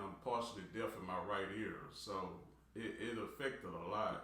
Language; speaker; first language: English; native; English